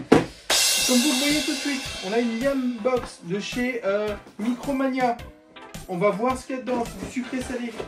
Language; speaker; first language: French; native; French